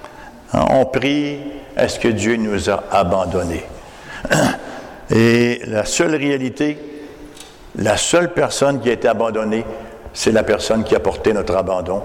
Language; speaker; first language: French; native; French